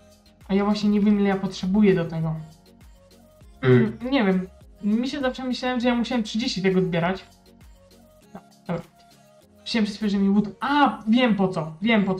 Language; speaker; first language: Polish; native; Polish